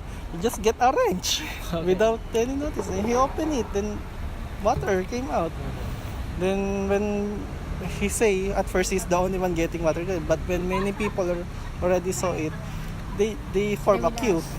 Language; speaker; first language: English; non-native, learner; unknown